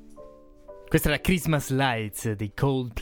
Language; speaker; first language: Italian; native; Italian